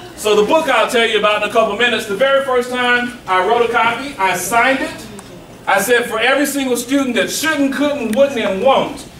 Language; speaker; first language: English; native; English